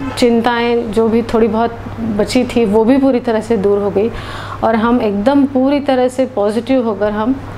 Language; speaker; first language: Hindi; non-native, local second language; Marathi